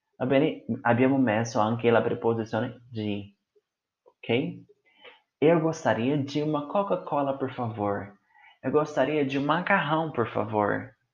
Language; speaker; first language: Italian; non-native, fluent; Portuguese